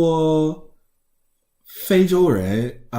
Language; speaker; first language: Chinese; non-native, learner; English